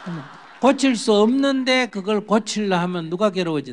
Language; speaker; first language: Korean; native; Korean